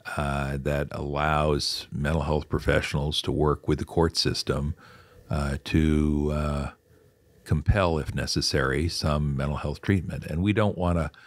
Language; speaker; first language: English; native; English